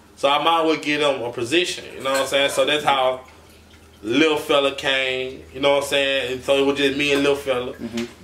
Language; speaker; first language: English; native; English